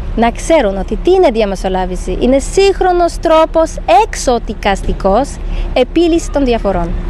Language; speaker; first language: Greek; non-native, fluent; Polish